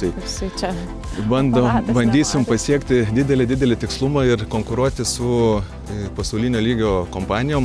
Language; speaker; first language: Lithuanian; native; Lithuanian